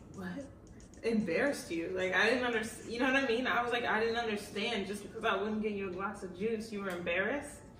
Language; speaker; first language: English; native; English